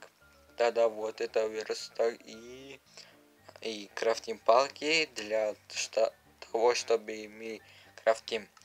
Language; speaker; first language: Russian; non-native, learner; Uzbek